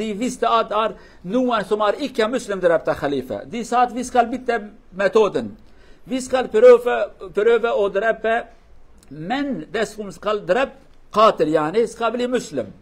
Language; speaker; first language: Norwegian; non-native, fluent; Kurdish